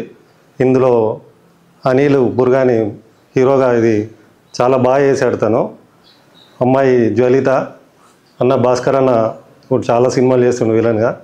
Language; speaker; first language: Telugu; native; Telugu